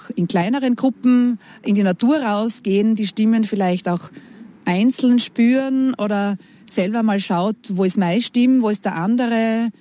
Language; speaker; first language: German; native; German